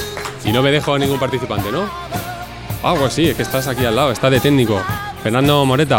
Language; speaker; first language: Spanish; native; Spanish